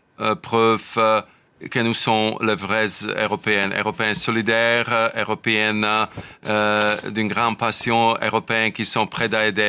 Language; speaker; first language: French; non-native, fluent; Slovak